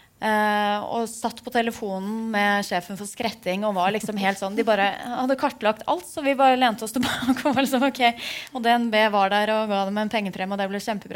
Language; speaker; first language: Norwegian; native; Norwegian